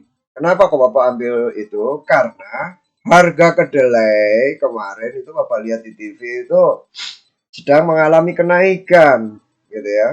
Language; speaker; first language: Indonesian; native; Indonesian